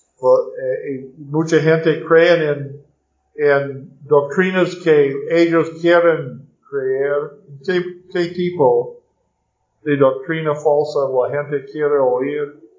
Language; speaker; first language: Spanish; non-native, learner; English